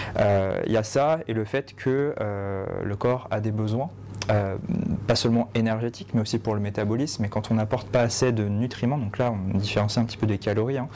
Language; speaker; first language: French; native; French